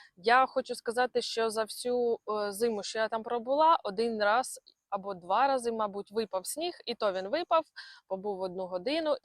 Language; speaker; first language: Ukrainian; non-native, local second language; Russian